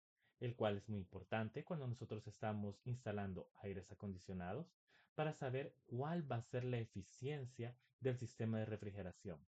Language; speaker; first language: Spanish; native; Spanish